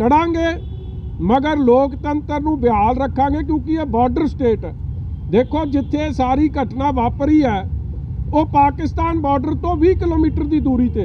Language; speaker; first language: Hindi; non-native, local second language; Punjabi